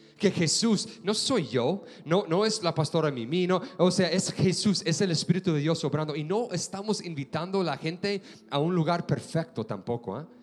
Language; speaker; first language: Spanish; non-native, fluent; English